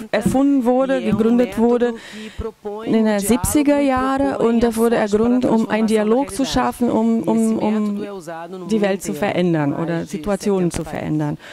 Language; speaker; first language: German; non-native, fluent; Portuguese